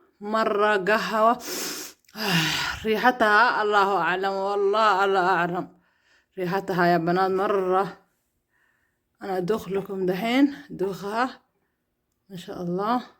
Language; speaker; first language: Arabic; non-native, learner; Somali